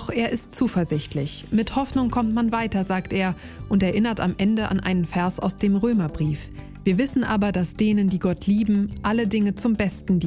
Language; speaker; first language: German; native; German